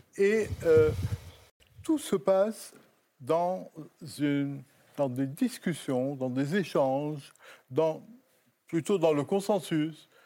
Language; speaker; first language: French; non-native, local second language; Arabic